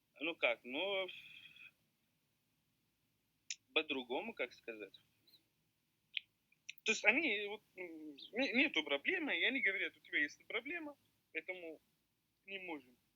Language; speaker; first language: Russian; non-native, learner; Arabic